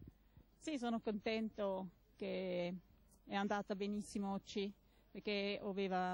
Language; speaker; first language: Italian; non-native, learner; German